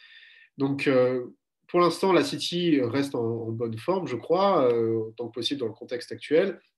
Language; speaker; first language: French; native; French